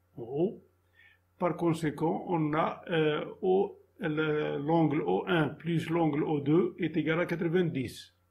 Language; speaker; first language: French; non-native, local second language; Arabic